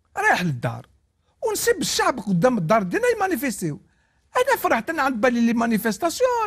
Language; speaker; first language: Arabic; non-native, local second language; Kabyle